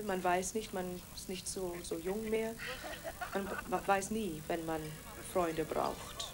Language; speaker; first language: German; non-native, fluent; Welsh